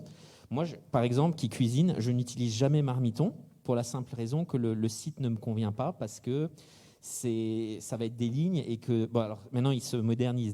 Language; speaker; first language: French; native; French